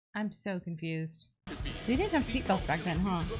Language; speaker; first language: English; native; English